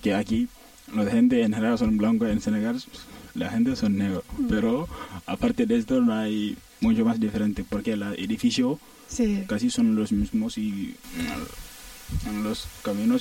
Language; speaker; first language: Spanish; non-native, learner; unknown